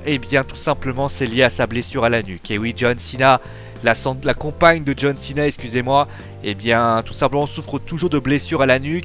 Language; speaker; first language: French; native; French